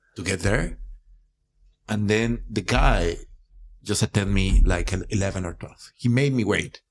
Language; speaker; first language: English; non-native, fluent; Spanish